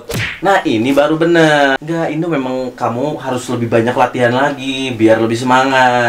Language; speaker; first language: Indonesian; native; Indonesian